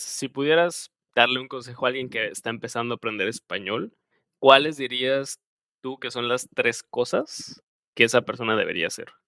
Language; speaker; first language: Spanish; native; Spanish